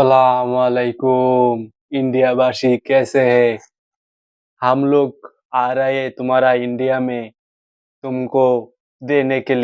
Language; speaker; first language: Hindi; non-native, learner; Bangla